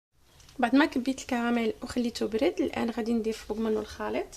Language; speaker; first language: Arabic; native; Arabic